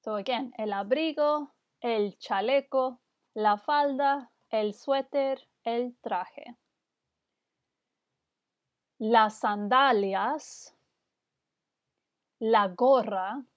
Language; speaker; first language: Spanish; non-native, fluent; English